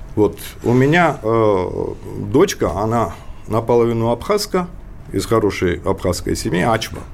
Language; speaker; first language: Russian; non-native, local second language; Georgian